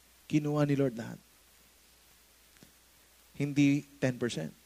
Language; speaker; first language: Filipino; native; Filipino